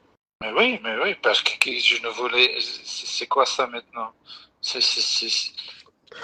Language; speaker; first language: French; non-native, fluent; Dutch